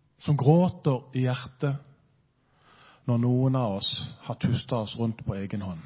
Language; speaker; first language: Norwegian; native; Norwegian